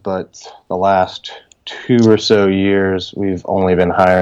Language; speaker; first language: English; native; English